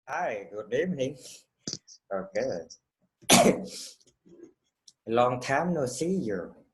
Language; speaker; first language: English; non-native, fluent; Vietnamese